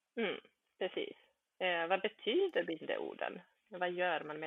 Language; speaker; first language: Swedish; early bilingual, other home language; Bosnian